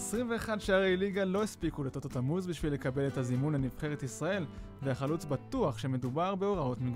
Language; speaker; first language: Hebrew; native; Hebrew